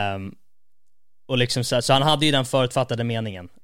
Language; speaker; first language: Swedish; native; Swedish